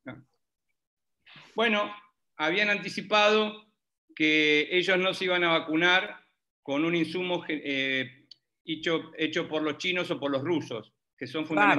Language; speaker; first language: Spanish; native; Spanish